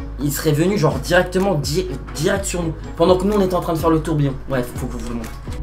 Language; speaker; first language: French; native; French